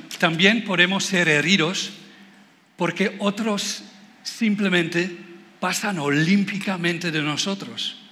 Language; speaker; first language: Spanish; non-native, fluent; Dutch